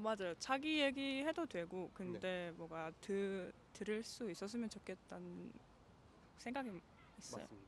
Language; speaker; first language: Korean; non-native, fluent; Georgian